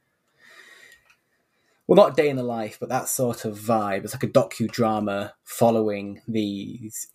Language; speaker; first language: English; native; English